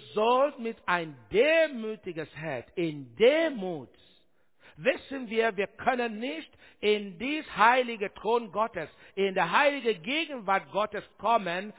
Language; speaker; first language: German; non-native, learner; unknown